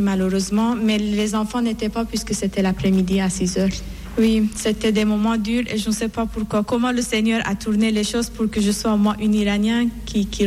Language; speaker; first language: French; non-native, fluent; Persian